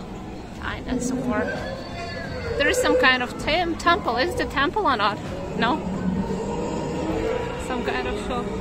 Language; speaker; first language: English; non-native, learner; Russian